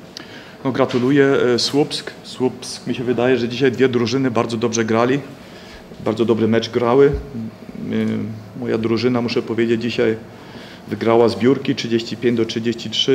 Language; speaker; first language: Polish; non-native, fluent; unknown